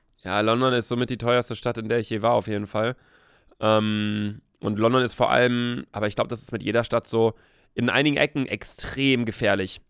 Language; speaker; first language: German; native; German